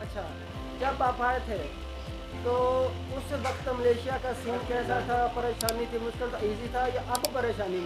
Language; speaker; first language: Hindi; native; Hindi